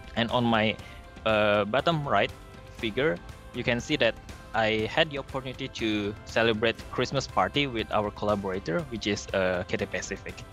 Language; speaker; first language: English; non-native, fluent; Indonesian